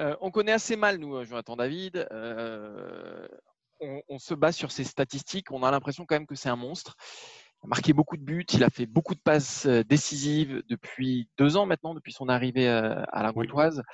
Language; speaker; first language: French; native; French